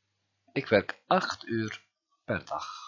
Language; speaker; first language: Dutch; non-native, learner; Turkish